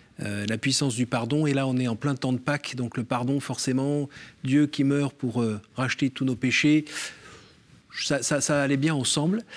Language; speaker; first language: French; native; French